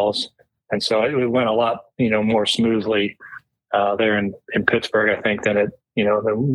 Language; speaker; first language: English; native; English